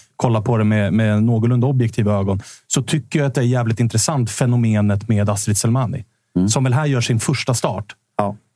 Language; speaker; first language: Swedish; native; Swedish